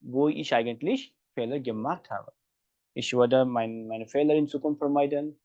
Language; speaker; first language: German; non-native, fluent; Hindi